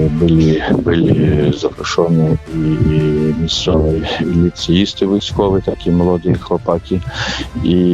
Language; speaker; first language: Ukrainian; non-native, local second language; Polish